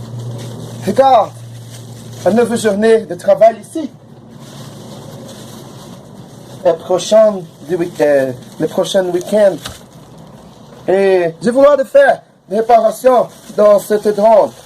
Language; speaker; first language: French; non-native, learner; Portuguese